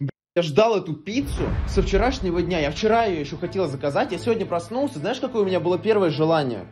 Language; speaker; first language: Russian; native; Russian